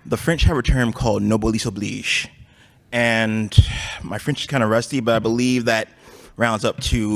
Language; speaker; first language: English; native; English